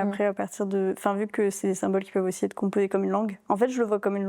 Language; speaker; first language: French; native; French